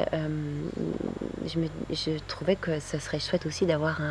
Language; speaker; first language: French; native; French